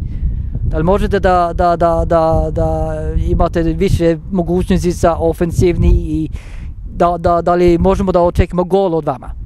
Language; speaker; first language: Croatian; non-native, learner; Norwegian